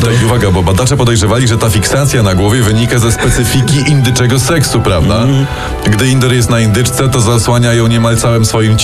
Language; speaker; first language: Polish; native; Polish